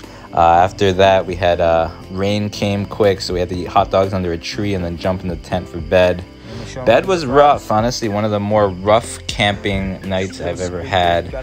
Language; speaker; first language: English; native; English